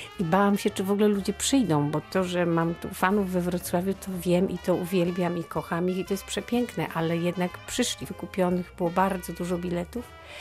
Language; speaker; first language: Polish; native; Polish